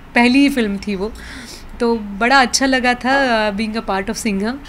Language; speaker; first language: Hindi; non-native, local second language; Marathi